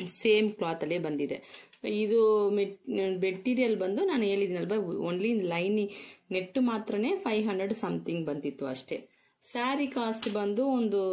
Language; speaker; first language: Kannada; non-native, local second language; Tamil